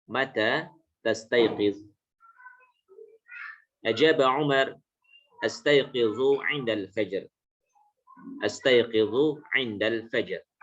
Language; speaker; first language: Arabic; non-native, fluent; Indonesian